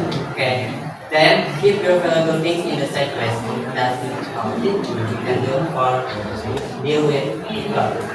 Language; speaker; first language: English; non-native, learner; Indonesian